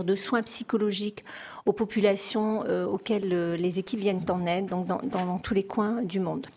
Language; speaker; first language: French; native; French